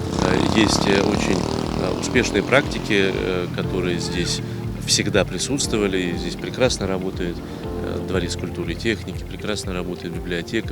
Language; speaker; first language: Russian; native; Russian